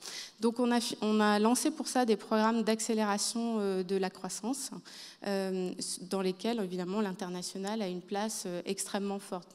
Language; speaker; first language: French; native; French